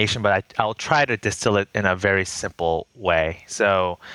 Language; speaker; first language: English; native; English